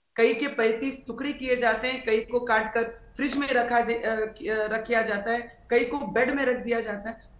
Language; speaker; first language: Hindi; non-native, local second language; Marathi